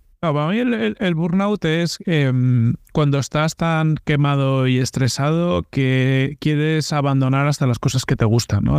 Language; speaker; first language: Spanish; native; Spanish